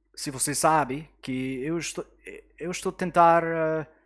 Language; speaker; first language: Portuguese; non-native, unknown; English